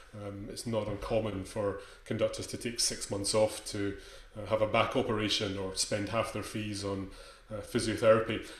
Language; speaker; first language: English; native; English